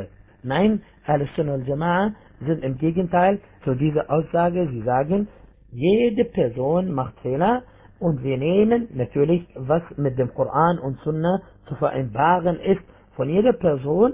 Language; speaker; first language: German; non-native, fluent; Arabic